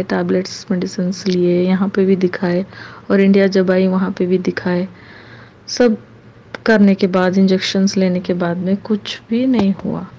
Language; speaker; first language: Hindi; non-native, local second language; Urdu